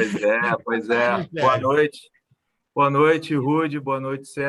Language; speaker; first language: Portuguese; native; Portuguese